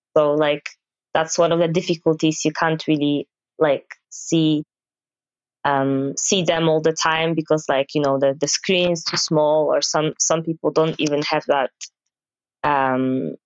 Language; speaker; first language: English; non-native, fluent; Polish